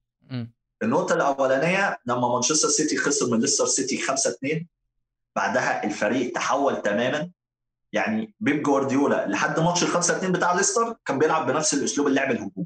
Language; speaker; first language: Arabic; native; Arabic